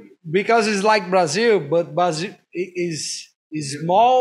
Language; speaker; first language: English; non-native, learner; Portuguese